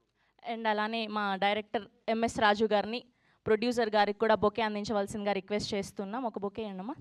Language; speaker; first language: Telugu; native; Telugu